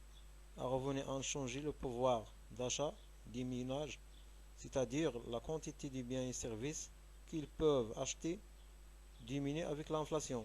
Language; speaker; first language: French; non-native, local second language; Arabic